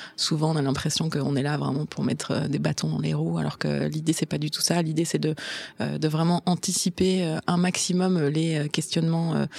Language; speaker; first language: French; native; French